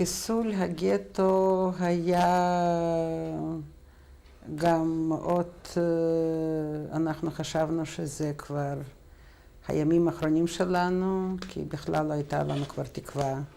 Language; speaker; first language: Hebrew; non-native, fluent; Russian